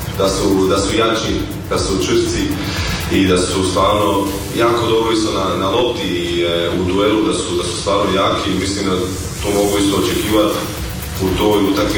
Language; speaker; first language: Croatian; early bilingual, heritage; Croatian